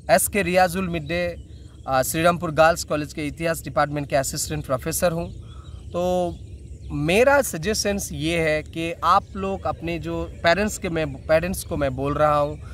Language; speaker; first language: Hindi; non-native, local second language; Bangla